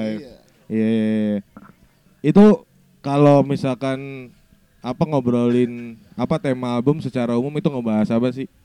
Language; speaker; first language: Indonesian; native; Indonesian